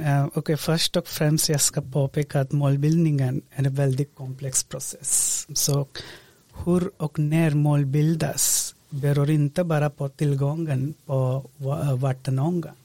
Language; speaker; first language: Swedish; non-native, fluent; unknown